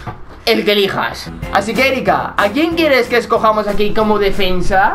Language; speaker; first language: Spanish; native; Spanish